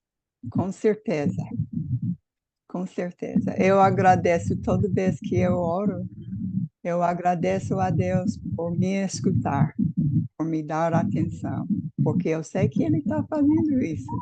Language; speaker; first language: Portuguese; non-native, fluent; English